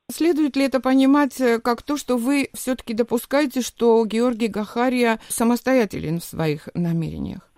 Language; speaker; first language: Russian; non-native, local second language; Georgian